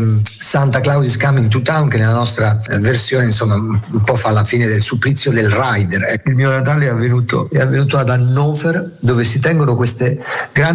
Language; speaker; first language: Italian; native; Italian